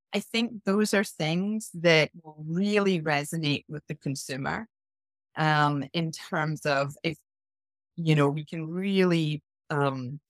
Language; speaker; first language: English; native; English